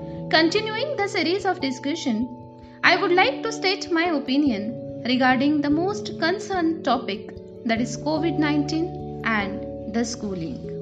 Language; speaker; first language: English; non-native, local second language; Marathi